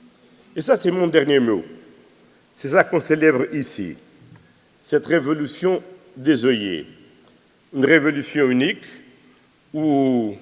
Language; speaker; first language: French; non-native, fluent; Portuguese